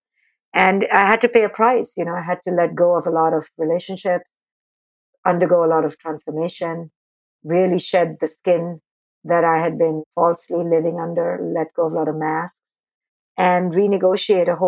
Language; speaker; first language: English; non-native, local second language; Hindi